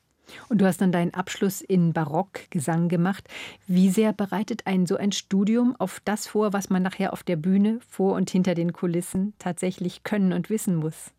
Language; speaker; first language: German; native; German